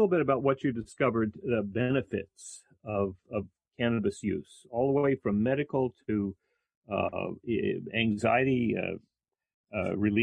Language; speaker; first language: English; native; English